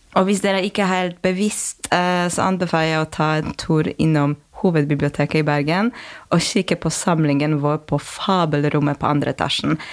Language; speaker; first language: Norwegian; non-native, fluent; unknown